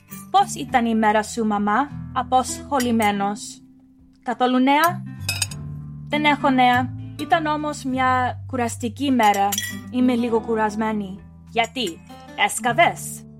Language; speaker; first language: Greek; early bilingual, heritage; Greek